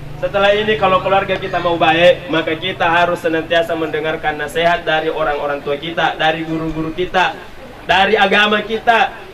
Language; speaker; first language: Indonesian; native; Indonesian